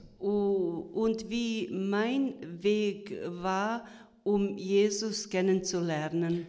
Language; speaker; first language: German; non-native, fluent; Croatian